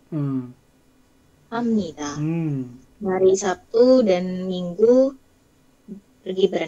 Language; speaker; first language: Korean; non-native, learner; Indonesian